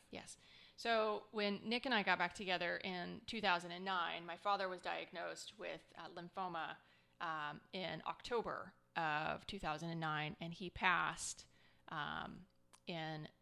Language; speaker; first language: English; native; English